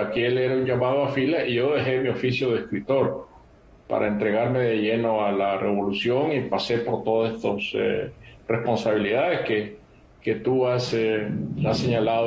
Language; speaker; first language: Spanish; native; Spanish